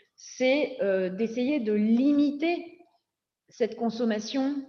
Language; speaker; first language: French; native; French